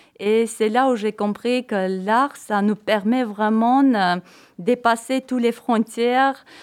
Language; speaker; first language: French; non-native, fluent; Armenian